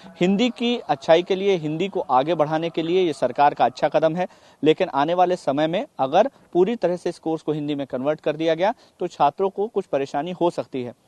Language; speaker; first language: Hindi; native; Hindi